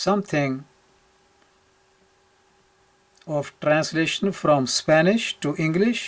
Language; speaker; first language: English; non-native, local second language; Punjabi